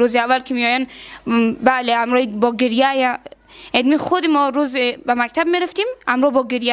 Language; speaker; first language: Persian; native; Persian